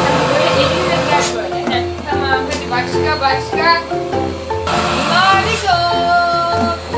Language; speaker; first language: Turkish; native; Turkish